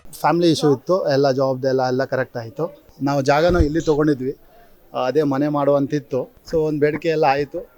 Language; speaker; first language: Kannada; non-native, local second language; Konkani